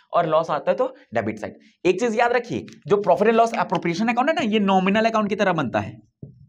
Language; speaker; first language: Hindi; native; Hindi